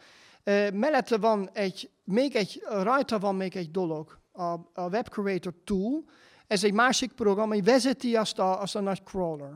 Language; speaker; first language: Hungarian; non-native, fluent; Dutch